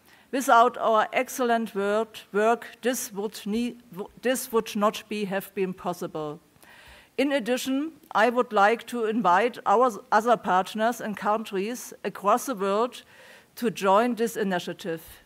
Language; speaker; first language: English; non-native, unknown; German